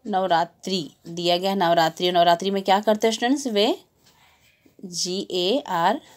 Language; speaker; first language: Hindi; non-native, local second language; Gujarati